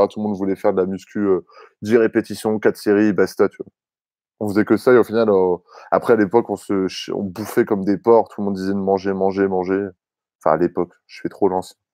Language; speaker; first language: French; native; French